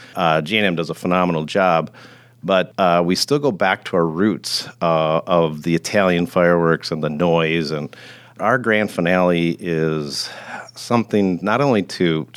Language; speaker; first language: English; native; English